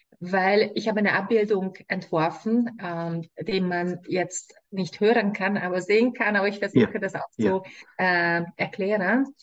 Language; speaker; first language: German; non-native, fluent; Hungarian